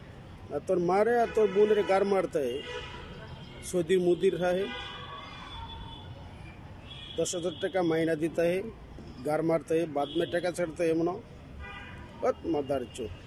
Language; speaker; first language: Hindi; non-native, learner; Bangla